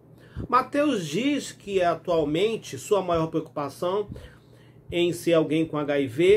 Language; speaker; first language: Portuguese; native; Portuguese